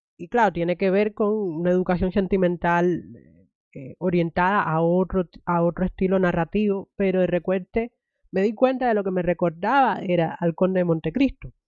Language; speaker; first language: Spanish; native; Spanish